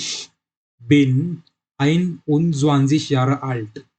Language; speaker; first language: German; non-native, learner; Marathi